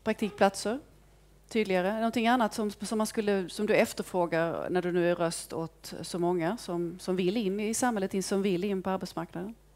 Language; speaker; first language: Swedish; native; Swedish